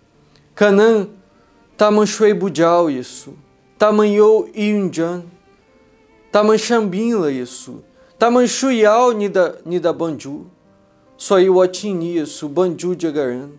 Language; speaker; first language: Chinese; non-native, fluent; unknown